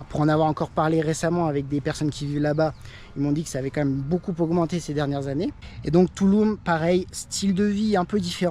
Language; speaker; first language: French; native; French